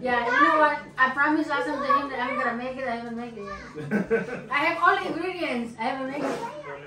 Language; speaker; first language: English; non-native, fluent; Indonesian